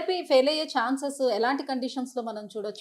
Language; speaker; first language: Telugu; native; Telugu